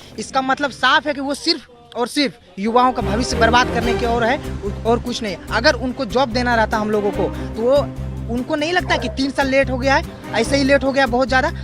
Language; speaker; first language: Hindi; native; Hindi